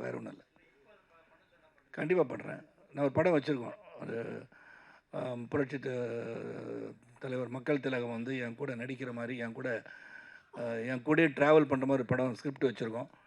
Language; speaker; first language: Tamil; native; Tamil